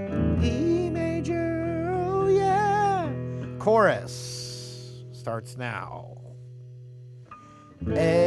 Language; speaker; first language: English; native; English